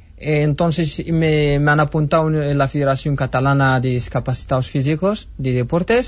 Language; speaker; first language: Spanish; non-native, fluent; Berber languages